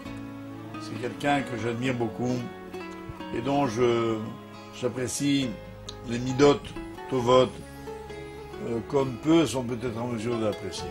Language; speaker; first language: French; native; French